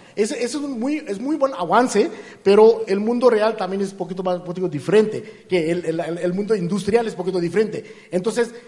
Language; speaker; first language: Spanish; non-native, fluent; Hindi